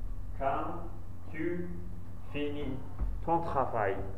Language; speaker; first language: French; non-native, learner; Central Kurdish